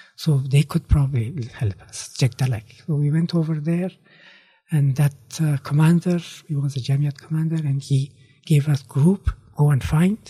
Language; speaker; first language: English; non-native, fluent; Persian